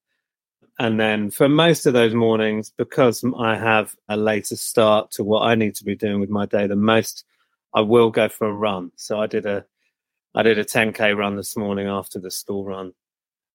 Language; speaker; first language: English; native; English